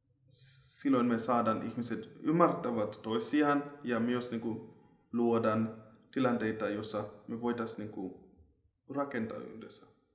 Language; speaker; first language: Finnish; non-native, fluent; Shona